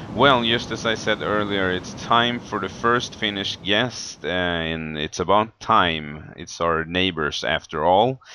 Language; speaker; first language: English; non-native, fluent; Swedish